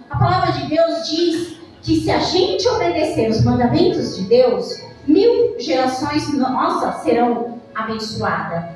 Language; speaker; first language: Portuguese; native; Portuguese